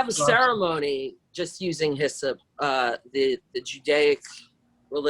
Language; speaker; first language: English; native; English